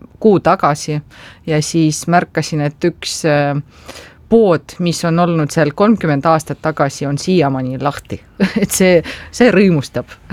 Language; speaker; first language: Estonian; non-native, local second language; Russian